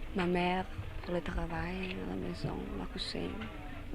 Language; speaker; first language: French; non-native, learner; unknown